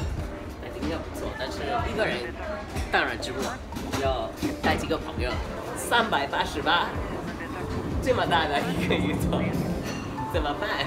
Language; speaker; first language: Chinese; non-native, fluent; English